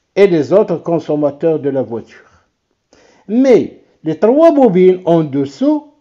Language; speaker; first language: French; non-native, local second language; Arabic